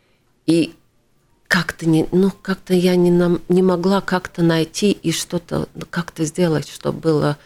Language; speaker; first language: Russian; non-native, local second language; Latvian